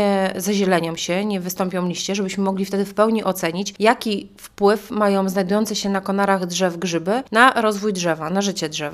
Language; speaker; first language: Polish; native; Polish